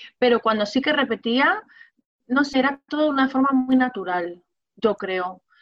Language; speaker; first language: Spanish; native; Spanish